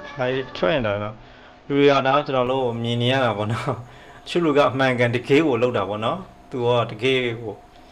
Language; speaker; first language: Burmese; native; Burmese